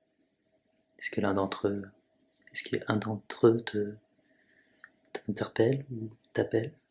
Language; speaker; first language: French; native; French